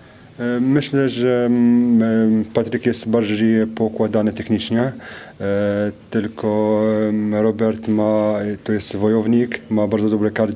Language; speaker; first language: Polish; non-native, fluent; French